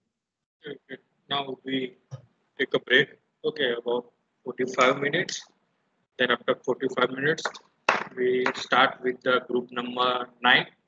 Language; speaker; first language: English; non-native, local second language; Gujarati